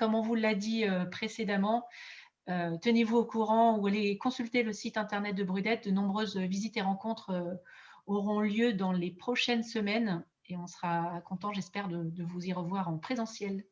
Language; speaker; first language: French; native; French